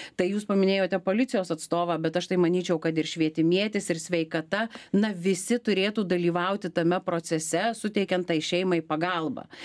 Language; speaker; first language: Lithuanian; native; Lithuanian